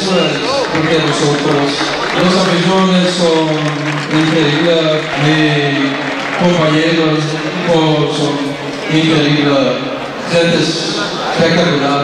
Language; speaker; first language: Spanish; non-native, learner; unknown